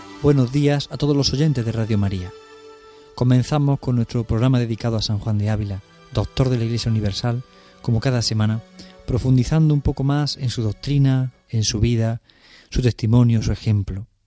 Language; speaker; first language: Spanish; native; Spanish